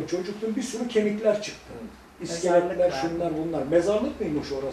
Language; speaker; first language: Turkish; native; Turkish